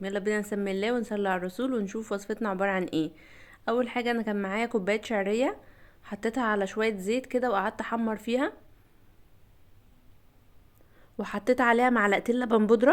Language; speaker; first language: Arabic; native; Arabic